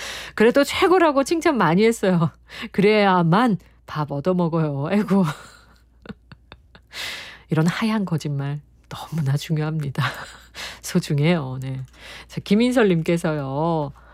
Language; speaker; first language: Korean; native; Korean